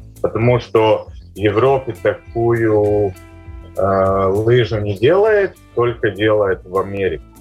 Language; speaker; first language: Russian; non-native, local second language; Latvian